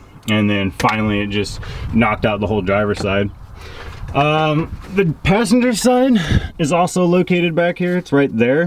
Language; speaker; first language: English; native; English